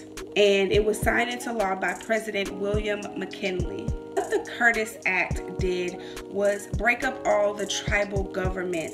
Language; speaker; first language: English; native; English